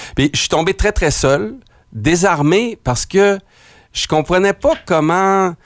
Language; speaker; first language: French; native; French